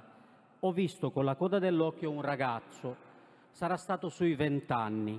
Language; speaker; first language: Italian; non-native, fluent; Romanian